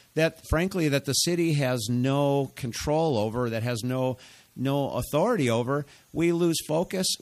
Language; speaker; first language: English; native; English